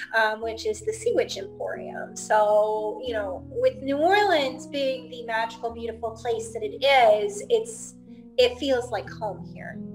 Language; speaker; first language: English; native; English